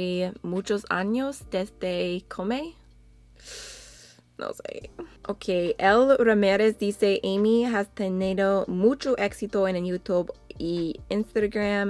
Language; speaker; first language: Spanish; non-native, learner; English